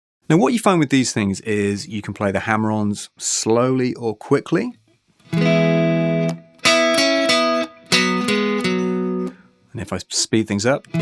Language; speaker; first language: English; native; English